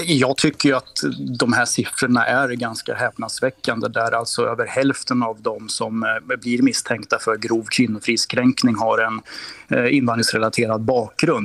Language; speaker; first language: Swedish; native; Swedish